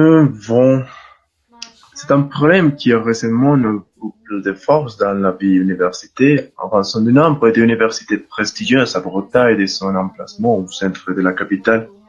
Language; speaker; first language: French; non-native, learner; Spanish